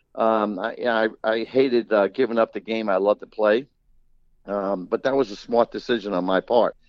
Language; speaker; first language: English; native; English